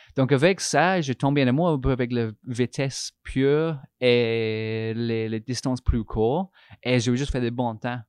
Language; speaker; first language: French; non-native, fluent; English